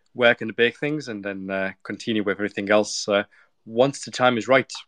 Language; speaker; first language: English; non-native, fluent; Estonian